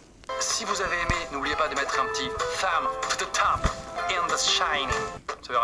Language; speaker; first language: French; native; French